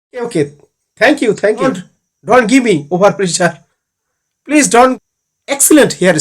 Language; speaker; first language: English; non-native, learner; Bangla